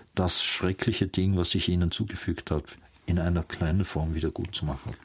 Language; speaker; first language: German; native; German